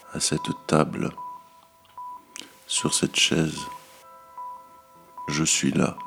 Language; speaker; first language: French; native; French